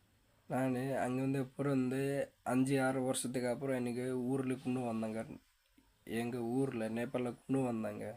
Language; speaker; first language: Tamil; non-native, fluent; Nepali